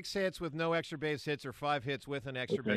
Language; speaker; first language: English; native; English